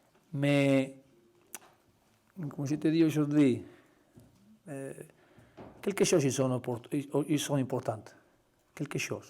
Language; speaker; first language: French; non-native, learner; Spanish